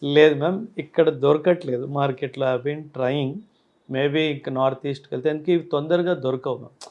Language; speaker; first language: Telugu; native; Telugu